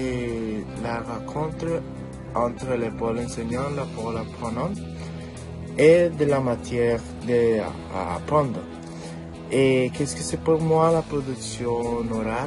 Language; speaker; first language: French; non-native, learner; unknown